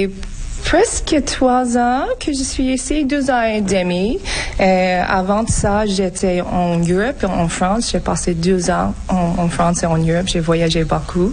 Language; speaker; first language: French; non-native, fluent; English